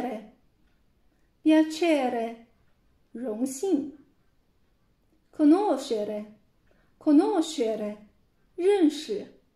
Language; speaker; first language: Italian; non-native, fluent; Chinese